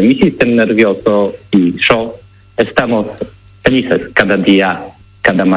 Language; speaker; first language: Spanish; non-native, learner; Polish